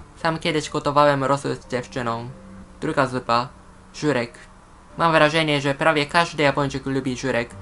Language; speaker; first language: Polish; non-native, fluent; Japanese